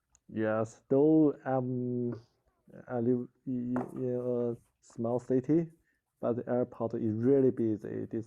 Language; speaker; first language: English; non-native, learner; Chinese